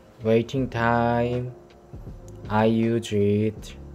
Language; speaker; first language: English; non-native, learner; Korean